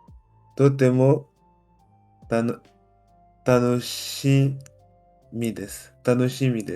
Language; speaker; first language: Japanese; non-native, learner; French